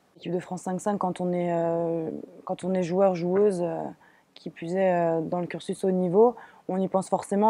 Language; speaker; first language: French; native; French